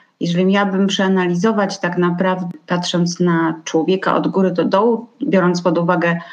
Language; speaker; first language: Polish; native; Polish